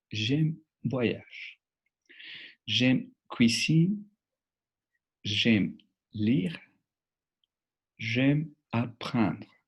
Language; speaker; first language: French; non-native, fluent; Spanish